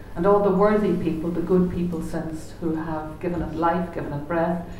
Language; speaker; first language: English; native; English